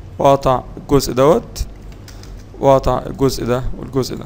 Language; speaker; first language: Arabic; native; Arabic